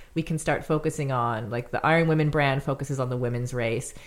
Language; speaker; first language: English; native; English